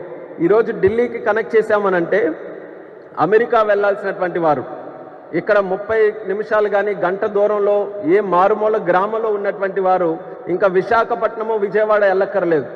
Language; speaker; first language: Telugu; native; Telugu